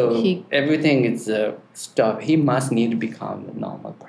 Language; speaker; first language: English; non-native, learner; Tibetan